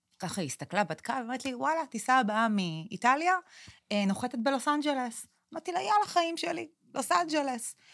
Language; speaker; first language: Hebrew; native; Hebrew